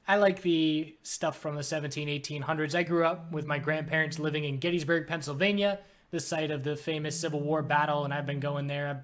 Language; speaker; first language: English; native; English